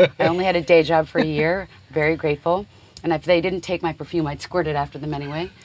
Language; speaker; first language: English; native; English